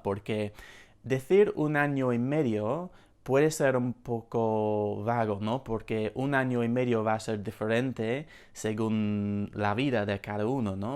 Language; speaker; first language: Spanish; non-native, fluent; English